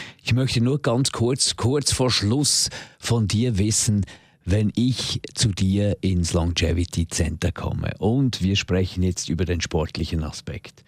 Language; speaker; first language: German; native; German